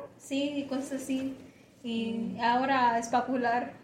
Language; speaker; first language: Spanish; early bilingual, heritage; Spanish